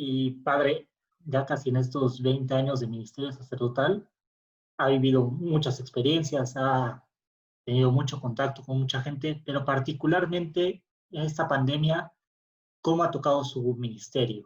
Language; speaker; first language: Spanish; native; Spanish